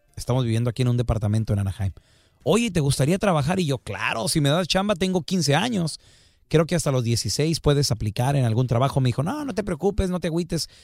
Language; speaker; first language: Spanish; native; Spanish